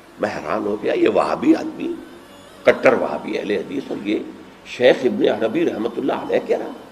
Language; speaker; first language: Urdu; native; Urdu